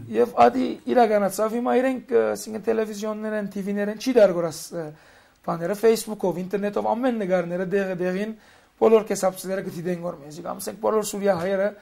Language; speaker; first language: Armenian; early bilingual, heritage; Armenian